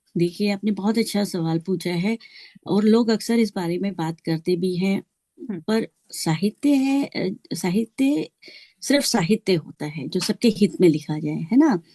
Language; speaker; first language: Hindi; native; Hindi